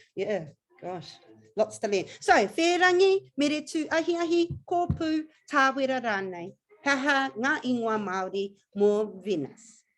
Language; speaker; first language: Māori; non-native, local second language; English